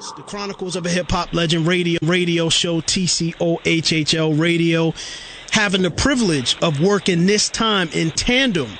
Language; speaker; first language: English; native; English